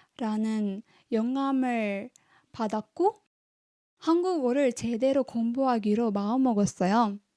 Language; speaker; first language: Korean; non-native, fluent; Tamil